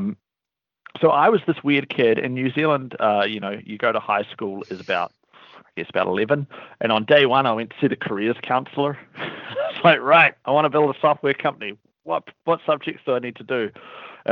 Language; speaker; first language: English; native; English